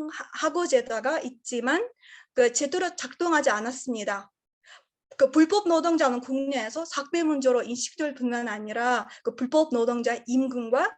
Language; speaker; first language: Korean; non-native, learner; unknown